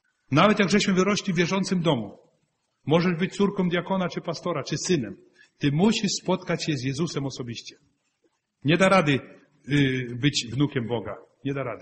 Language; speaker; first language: Polish; non-native, fluent; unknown